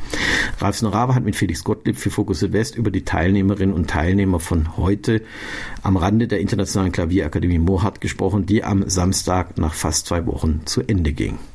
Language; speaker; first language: German; native; German